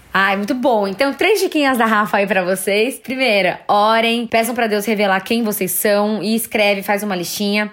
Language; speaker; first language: Portuguese; native; Portuguese